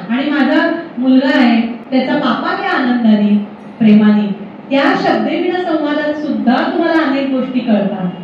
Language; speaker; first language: Marathi; native; Marathi